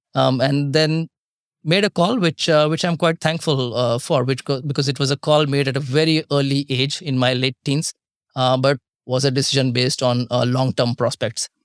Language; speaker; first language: English; non-native, local second language; Marathi